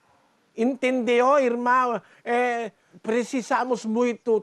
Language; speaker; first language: Portuguese; non-native, learner; Filipino